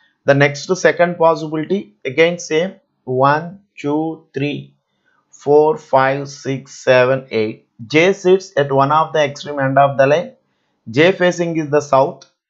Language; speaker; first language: English; non-native, local second language; Telugu